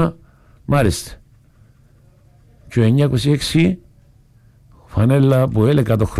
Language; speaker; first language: Greek; native; Greek